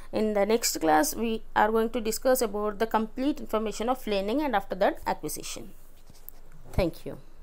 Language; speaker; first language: English; non-native, local second language; Telugu